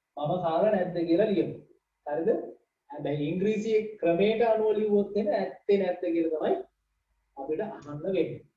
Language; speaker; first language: Sinhala; native; Sinhala